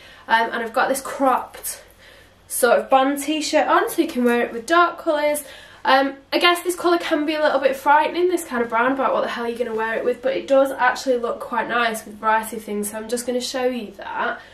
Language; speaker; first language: English; native; English